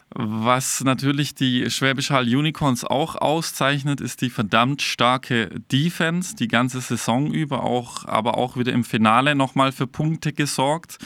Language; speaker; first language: German; native; German